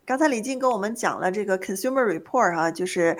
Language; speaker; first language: Chinese; native; Chinese